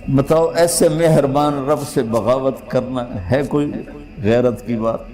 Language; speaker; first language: Urdu; non-native, local second language; Punjabi